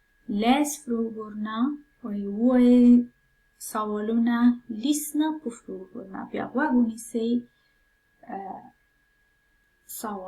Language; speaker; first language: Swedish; non-native, fluent; Pashto